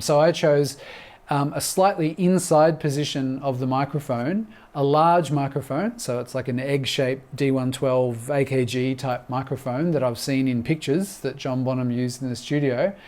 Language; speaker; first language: English; native; English